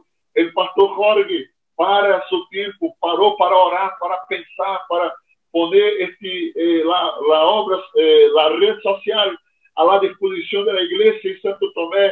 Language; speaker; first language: Spanish; non-native, fluent; Portuguese